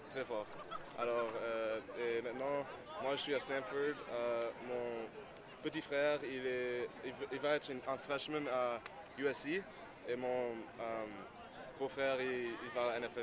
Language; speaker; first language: French; non-native, learner; English